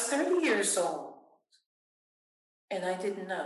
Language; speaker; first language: English; native; English